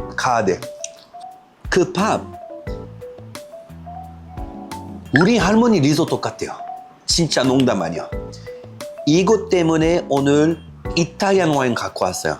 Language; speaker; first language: Korean; non-native, fluent; French